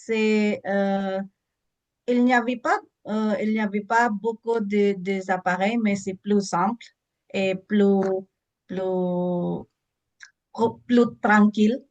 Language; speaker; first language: French; non-native, learner; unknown